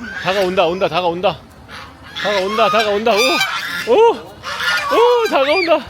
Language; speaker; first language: Korean; native; Korean